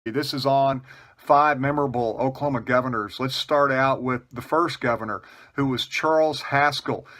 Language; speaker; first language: English; native; English